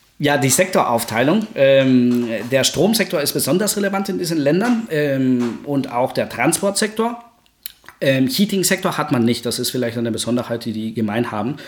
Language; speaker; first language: German; non-native, fluent; Spanish